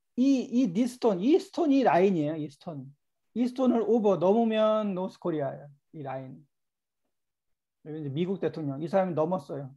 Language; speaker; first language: Korean; native; Korean